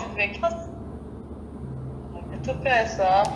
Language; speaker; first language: Korean; non-native, fluent; Chinese